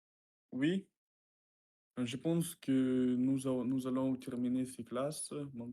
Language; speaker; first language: French; non-native, learner; Russian